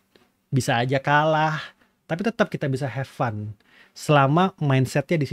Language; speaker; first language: Indonesian; native; Indonesian